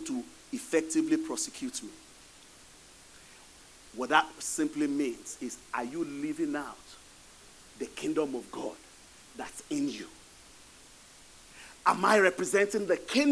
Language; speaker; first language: English; non-native, local second language; Yoruba